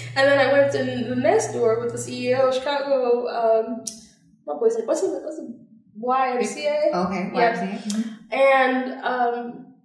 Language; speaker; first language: English; non-native, local second language; Bemba